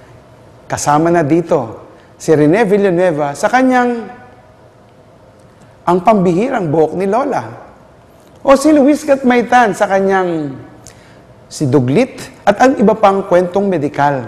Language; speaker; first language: Filipino; native; Filipino